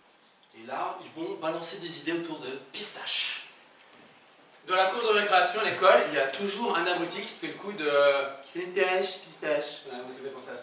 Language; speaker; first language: French; native; French